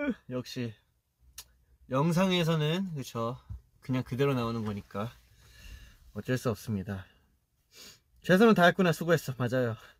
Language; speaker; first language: Korean; early bilingual, heritage; Korean